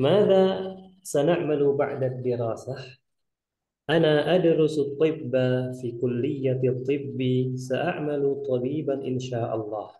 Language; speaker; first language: Arabic; non-native, fluent; Indonesian